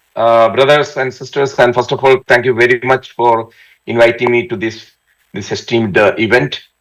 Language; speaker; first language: English; non-native, local second language; Malayalam